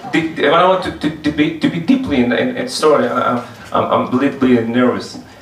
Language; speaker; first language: English; non-native, learner; Russian